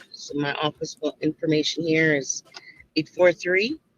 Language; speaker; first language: English; native; English